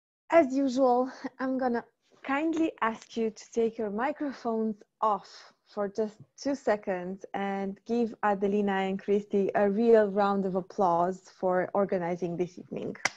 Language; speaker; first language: English; non-native, fluent; Romanian